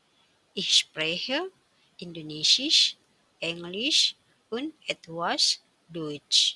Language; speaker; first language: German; non-native, fluent; Indonesian